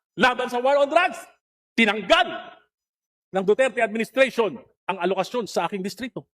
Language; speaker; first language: Filipino; native; Filipino